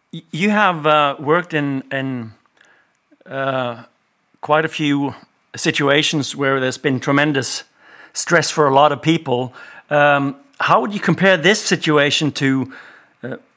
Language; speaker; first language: English; non-native, fluent; Norwegian